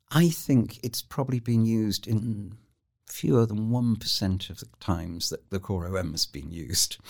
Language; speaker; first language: English; native; English